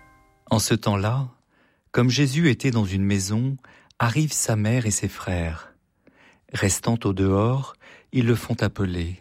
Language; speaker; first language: French; native; French